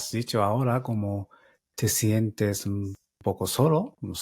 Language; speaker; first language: Spanish; non-native, fluent; Japanese